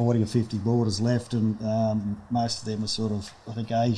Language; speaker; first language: English; native; English